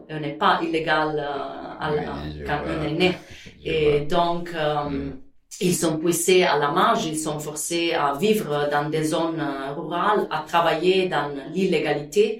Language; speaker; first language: French; non-native, fluent; Italian